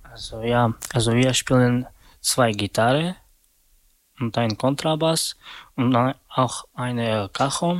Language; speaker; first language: German; non-native, learner; Slovak